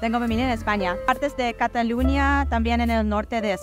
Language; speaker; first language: Spanish; non-native, fluent; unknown